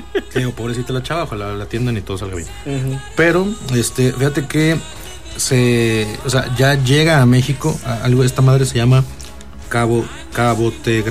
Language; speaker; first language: Spanish; native; Spanish